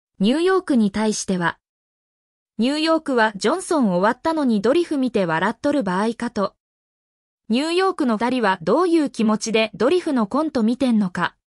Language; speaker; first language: Japanese; native; Japanese